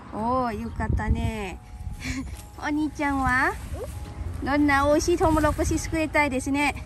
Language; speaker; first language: Japanese; non-native, learner; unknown